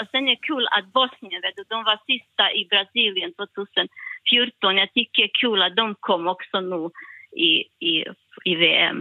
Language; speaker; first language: Swedish; non-native, learner; Bosnian